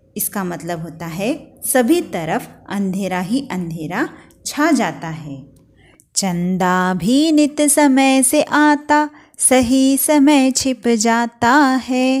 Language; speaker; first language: Hindi; non-native, local second language; Marathi